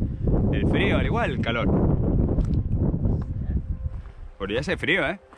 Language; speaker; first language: Spanish; native; Spanish